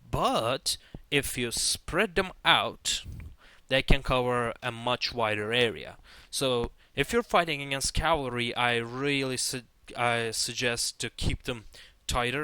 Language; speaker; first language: English; non-native, fluent; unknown